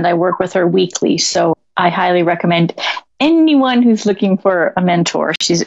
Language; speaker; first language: English; native; English